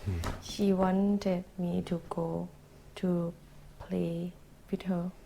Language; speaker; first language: English; non-native, learner; Thai